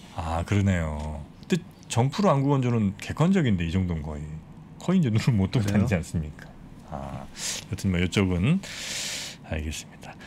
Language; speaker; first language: Korean; native; Korean